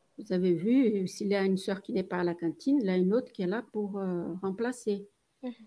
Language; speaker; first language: French; non-native, fluent; Portuguese